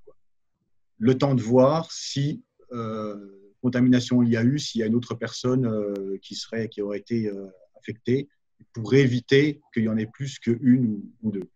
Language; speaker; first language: French; native; French